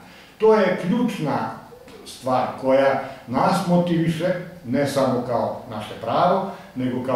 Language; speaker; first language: Serbian; native; Serbian